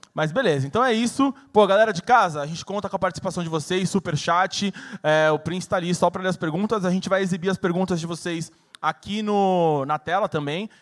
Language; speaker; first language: Portuguese; native; Portuguese